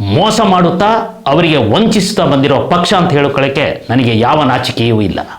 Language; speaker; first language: Kannada; non-native, local second language; Kodava